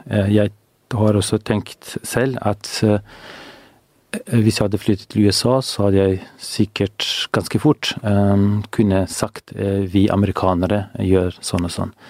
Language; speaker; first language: Norwegian; non-native, fluent; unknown